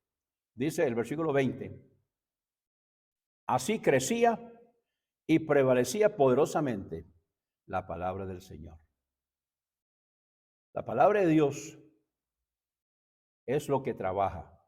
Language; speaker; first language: Spanish; native; Spanish